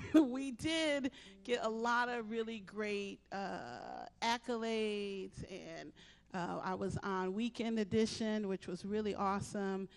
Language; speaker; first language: English; native; English